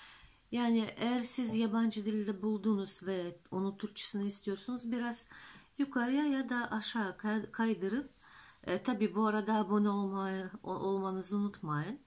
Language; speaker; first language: Turkish; non-native, fluent; Russian